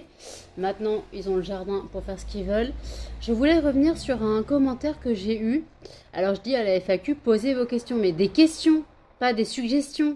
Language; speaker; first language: French; native; French